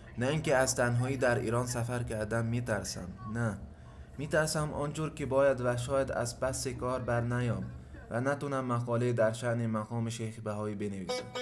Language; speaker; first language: Persian; non-native, fluent; Arabic